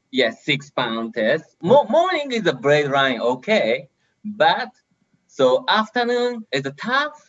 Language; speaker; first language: English; non-native, learner; Japanese